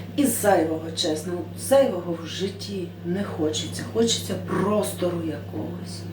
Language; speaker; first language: Ukrainian; native; Ukrainian